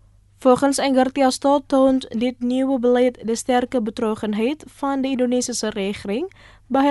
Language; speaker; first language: Dutch; non-native, fluent; Indonesian